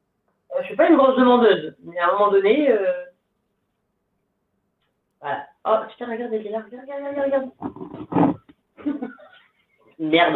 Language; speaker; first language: French; native; French